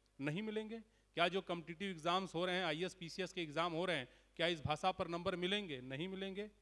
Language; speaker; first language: Hindi; native; Hindi